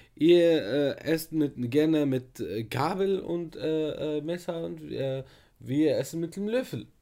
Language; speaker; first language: German; non-native, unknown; Arabic